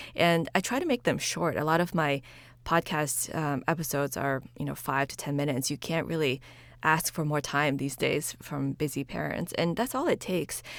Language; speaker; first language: English; early bilingual, other home language; Chinese